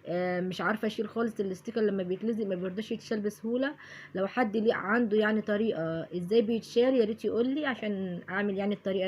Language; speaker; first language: Arabic; native; Arabic